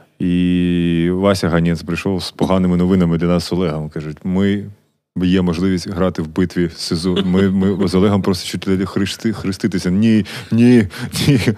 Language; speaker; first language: Ukrainian; native; Ukrainian